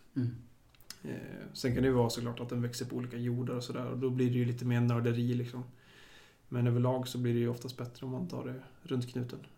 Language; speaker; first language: Swedish; native; Swedish